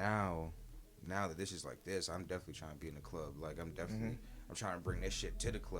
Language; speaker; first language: English; native; English